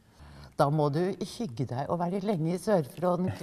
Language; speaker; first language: Norwegian; native; Norwegian